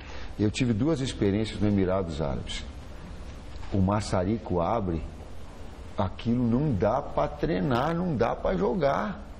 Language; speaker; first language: Portuguese; native; Portuguese